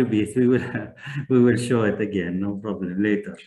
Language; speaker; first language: English; non-native, fluent; Turkish